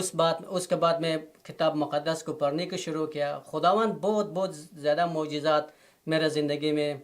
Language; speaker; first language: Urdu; non-native, learner; Persian